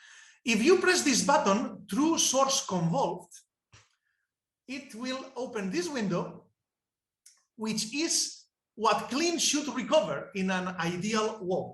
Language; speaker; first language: English; non-native, fluent; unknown